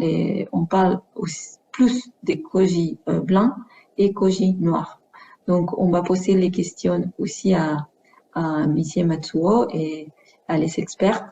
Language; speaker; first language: French; non-native, fluent; Spanish